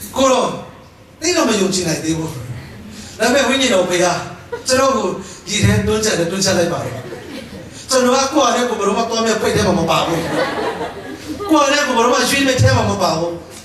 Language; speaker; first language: Burmese; non-native, local second language; Hakha Chin